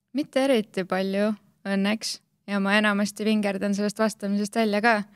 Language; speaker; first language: Estonian; native; Estonian